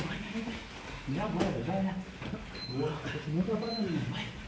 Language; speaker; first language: Portuguese; native; Portuguese